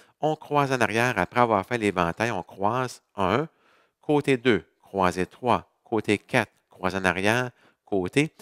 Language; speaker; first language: French; native; French